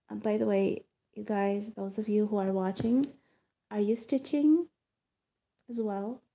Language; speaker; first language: English; non-native, fluent; Hebrew